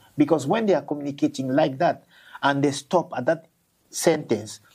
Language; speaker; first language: English; non-native, local second language; French